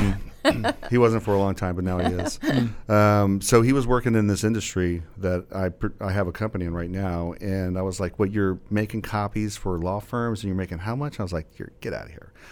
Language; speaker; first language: English; native; English